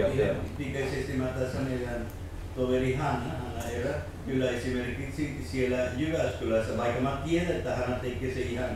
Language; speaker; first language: Finnish; non-native, fluent; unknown